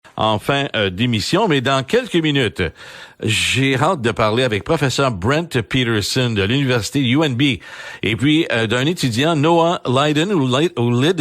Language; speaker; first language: French; native; French